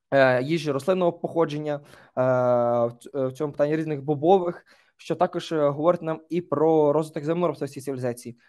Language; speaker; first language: Ukrainian; native; Ukrainian